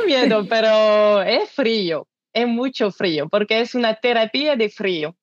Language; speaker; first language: Spanish; non-native, learner; French